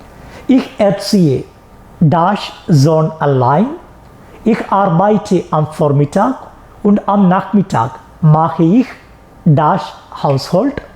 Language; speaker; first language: German; non-native, fluent; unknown